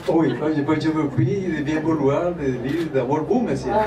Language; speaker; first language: French; non-native, fluent; Spanish